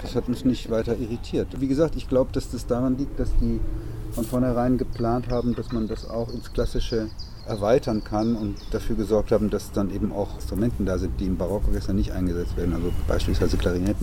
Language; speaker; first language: German; native; German